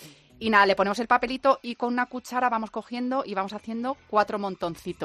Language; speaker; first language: Spanish; native; Spanish